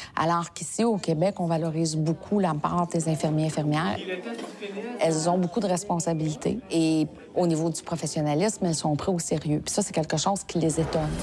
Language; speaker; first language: French; native; French